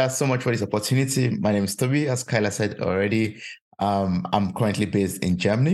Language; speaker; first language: English; non-native, local second language; Yoruba